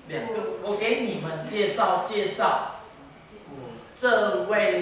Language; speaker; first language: Chinese; non-native, learner; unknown